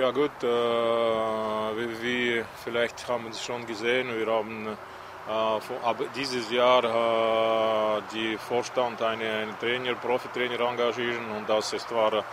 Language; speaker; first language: German; non-native, learner; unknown